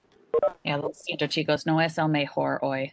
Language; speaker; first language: Spanish; non-native, learner; English